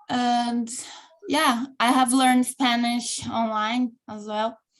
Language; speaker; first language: English; non-native, local second language; Portuguese